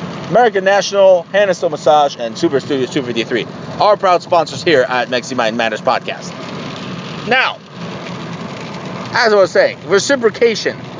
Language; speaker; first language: English; early bilingual, other home language; Spanish